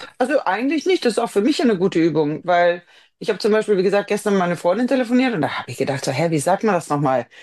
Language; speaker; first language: German; non-native, fluent; Swedish